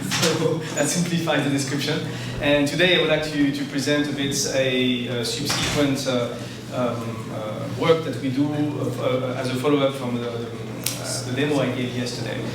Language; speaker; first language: English; non-native, fluent; French